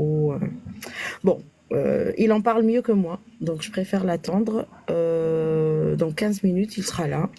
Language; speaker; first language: French; native; French